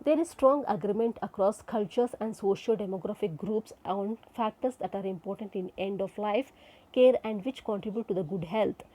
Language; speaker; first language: English; non-native, local second language; Kannada